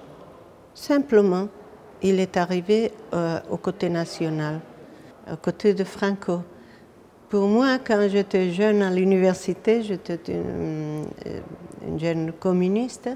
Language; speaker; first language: French; non-native, fluent; Spanish